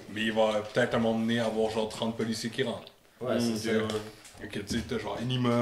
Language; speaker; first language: French; native; French